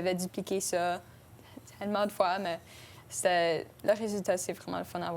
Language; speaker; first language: French; non-native, local second language; English